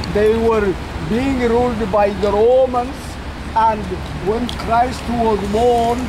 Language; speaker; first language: English; non-native, learner; Amharic